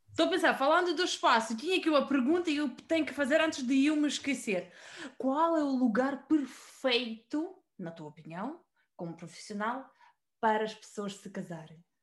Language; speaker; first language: Portuguese; non-native, fluent; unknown